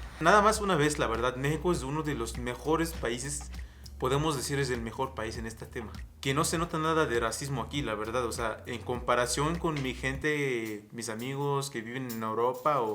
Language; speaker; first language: Spanish; non-native, fluent; Arabic